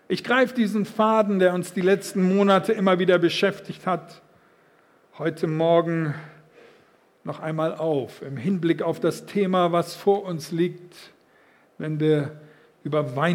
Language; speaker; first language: German; native; German